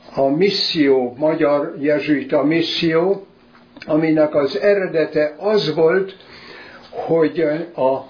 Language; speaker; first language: Hungarian; native; Hungarian